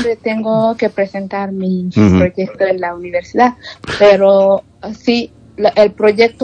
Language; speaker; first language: Spanish; non-native, fluent; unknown